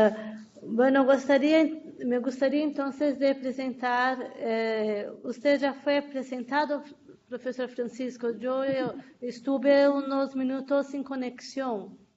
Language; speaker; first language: Spanish; non-native, fluent; Portuguese